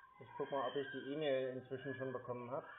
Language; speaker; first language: German; native; German